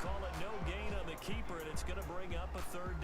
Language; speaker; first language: English; native; English